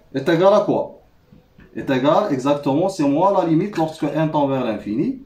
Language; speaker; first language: French; non-native, local second language; Arabic